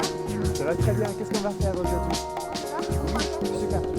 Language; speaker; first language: French; non-native, fluent; English